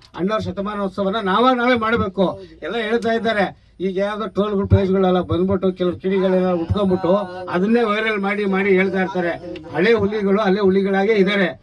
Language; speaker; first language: Kannada; native; Kannada